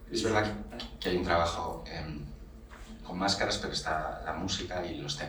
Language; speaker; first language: Spanish; native; Spanish